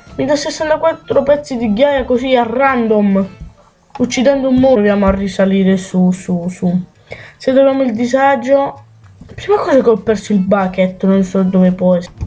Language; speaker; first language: Italian; native; Italian